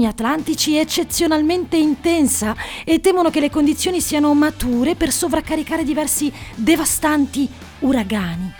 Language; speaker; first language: Italian; native; Italian